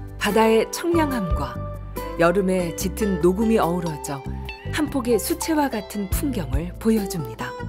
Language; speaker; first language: Korean; native; Korean